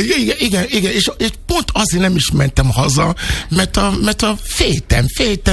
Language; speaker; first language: Hungarian; non-native, fluent; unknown